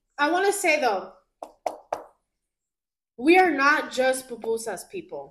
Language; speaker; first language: English; early bilingual, other home language; Spanish